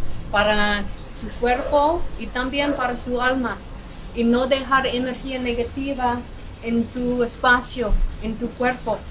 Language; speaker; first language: Spanish; non-native, fluent; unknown